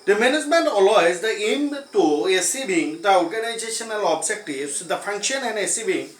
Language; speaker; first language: English; non-native, local second language; Assamese